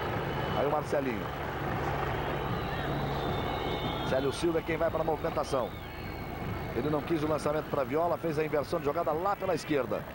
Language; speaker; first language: Portuguese; native; Portuguese